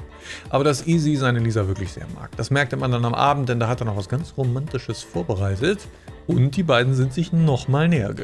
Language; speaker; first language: German; native; German